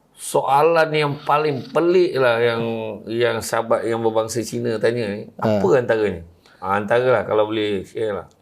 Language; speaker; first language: Malay; native; Malay